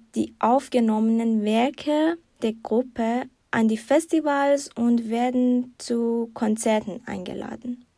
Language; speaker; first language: German; non-native, learner; Persian